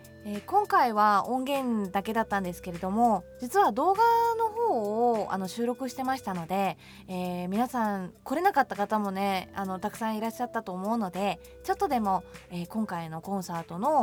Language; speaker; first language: Japanese; native; Japanese